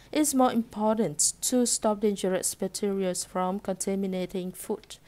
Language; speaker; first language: English; non-native, fluent; Vietnamese